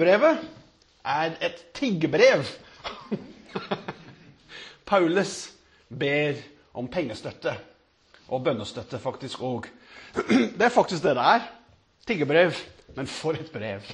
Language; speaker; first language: Norwegian; non-native, fluent; English